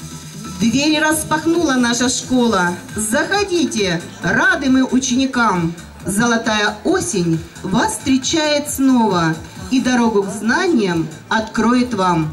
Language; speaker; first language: Russian; native; Russian